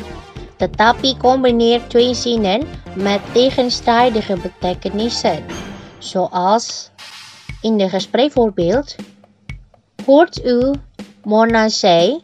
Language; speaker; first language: Dutch; non-native, fluent; Indonesian